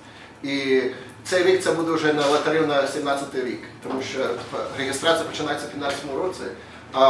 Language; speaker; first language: Ukrainian; non-native, learner; Russian